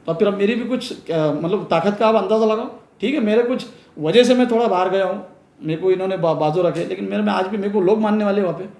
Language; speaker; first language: Hindi; non-native, local second language; Urdu